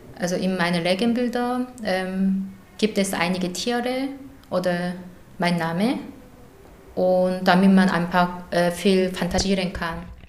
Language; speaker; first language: German; non-native, fluent; Korean